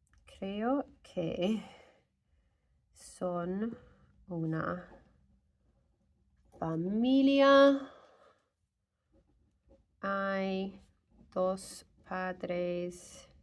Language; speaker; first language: Spanish; non-native, fluent; English